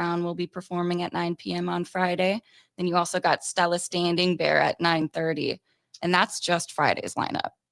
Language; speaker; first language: English; native; English